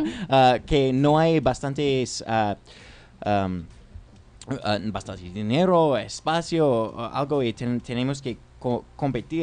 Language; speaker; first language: Spanish; non-native, learner; English